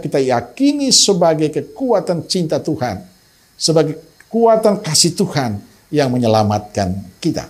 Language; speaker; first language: Indonesian; native; Indonesian